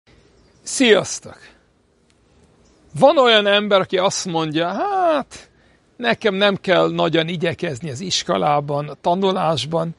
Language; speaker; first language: Hungarian; non-native, fluent; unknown